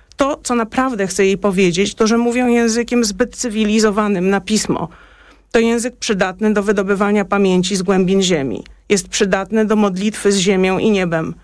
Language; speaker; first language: Polish; native; Polish